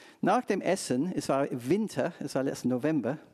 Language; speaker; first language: German; non-native, fluent; English